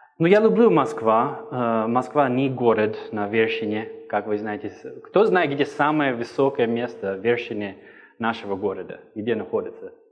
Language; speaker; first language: Russian; non-native, fluent; English